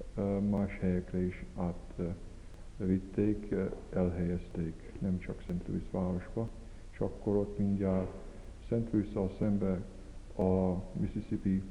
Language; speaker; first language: Hungarian; early bilingual, heritage; Hungarian